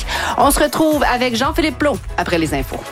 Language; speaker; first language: French; native; French